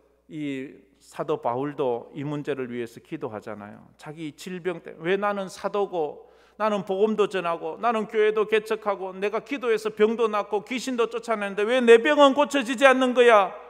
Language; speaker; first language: Korean; native; Korean